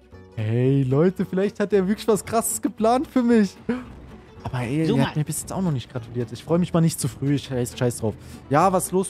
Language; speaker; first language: German; native; German